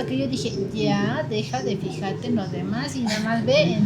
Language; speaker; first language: Spanish; native; Spanish